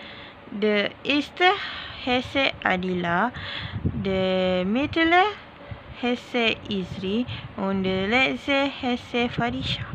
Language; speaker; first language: German; non-native, learner; Malay